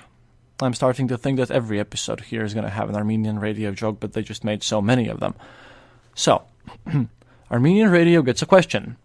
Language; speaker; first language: English; non-native, fluent; Latvian